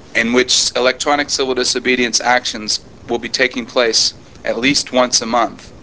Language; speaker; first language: English; native; English